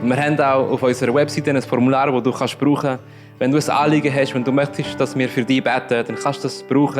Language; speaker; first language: German; native; German